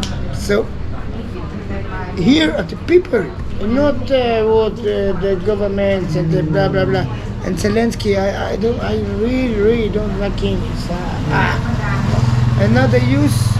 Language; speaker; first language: English; non-native, learner; Italian